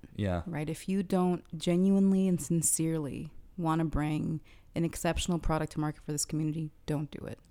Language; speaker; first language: English; early bilingual, other home language; Arabic